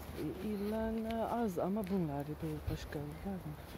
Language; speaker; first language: Turkish; non-native, learner; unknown